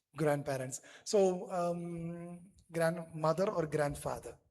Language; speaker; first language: English; non-native, local second language; Malayalam